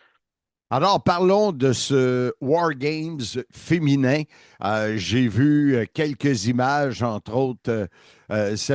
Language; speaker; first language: French; native; French